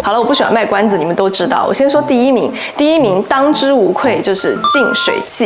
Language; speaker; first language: Chinese; native; Chinese